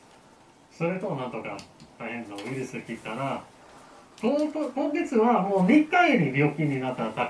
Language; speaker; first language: Japanese; non-native, learner; English